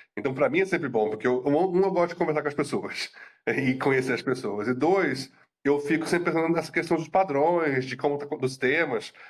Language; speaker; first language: Portuguese; native; Portuguese